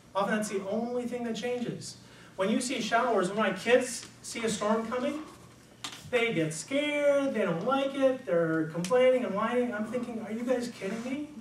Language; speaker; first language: English; native; English